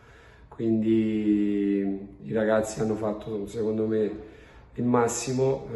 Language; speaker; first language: Italian; native; Italian